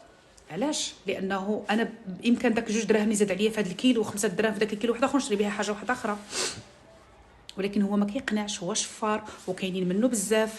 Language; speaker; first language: Arabic; native; Arabic